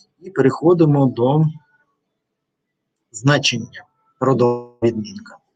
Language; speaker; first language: Ukrainian; non-native, learner; Russian